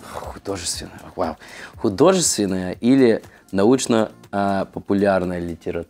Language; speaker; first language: Russian; early bilingual, heritage; Russian